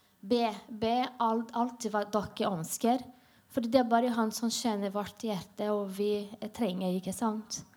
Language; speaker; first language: Norwegian; non-native, learner; Portuguese